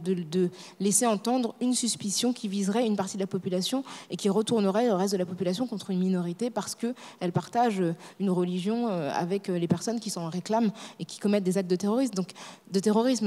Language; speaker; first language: French; native; French